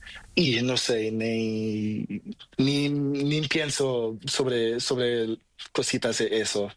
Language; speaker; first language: Spanish; non-native, learner; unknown